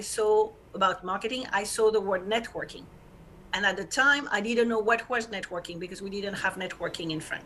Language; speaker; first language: English; non-native, fluent; French